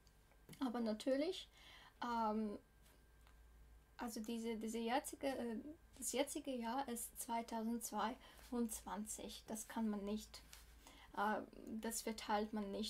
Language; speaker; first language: German; non-native, fluent; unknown